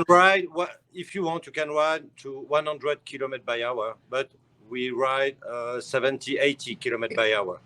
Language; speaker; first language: English; non-native, learner; French